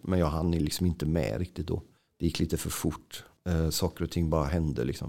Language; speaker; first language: Swedish; native; Swedish